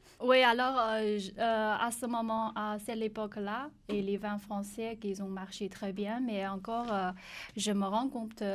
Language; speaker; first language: French; non-native, learner; Chinese